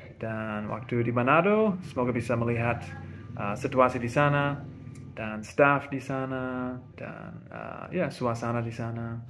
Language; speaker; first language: Indonesian; non-native, fluent; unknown